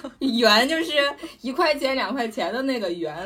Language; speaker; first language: Chinese; native; Chinese